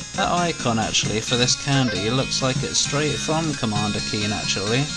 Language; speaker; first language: English; native; English